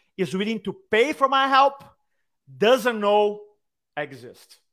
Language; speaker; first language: English; non-native, fluent; Portuguese